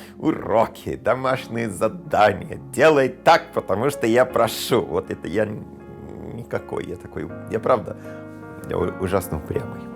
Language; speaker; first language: Russian; non-native, fluent; English